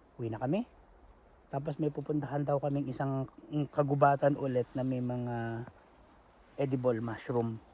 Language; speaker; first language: Filipino; non-native, local second language; Pampanga